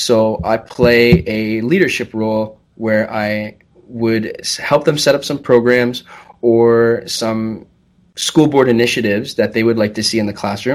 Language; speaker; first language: English; native; English